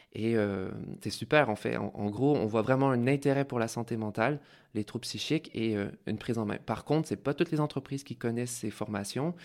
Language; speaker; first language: French; native; French